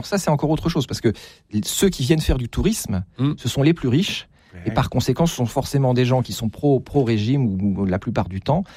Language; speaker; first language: French; native; French